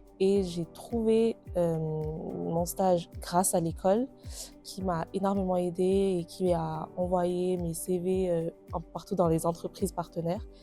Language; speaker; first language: French; non-native, local second language; Malagasy